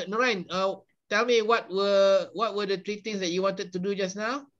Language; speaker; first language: English; non-native, local second language; Malay